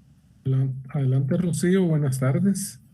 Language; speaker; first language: Spanish; native; Spanish